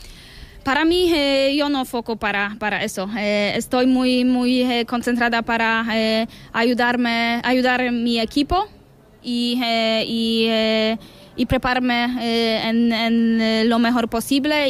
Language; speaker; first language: Spanish; non-native, learner; Polish